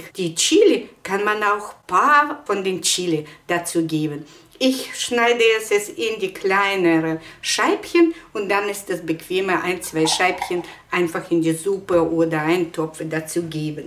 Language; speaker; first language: German; non-native, fluent; Russian